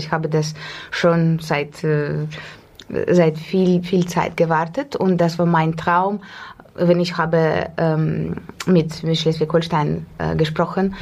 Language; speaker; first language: German; non-native, learner; Estonian